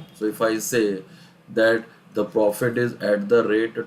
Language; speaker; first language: English; non-native, local second language; Hindi